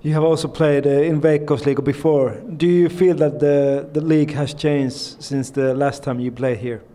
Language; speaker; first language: English; non-native, fluent; Finnish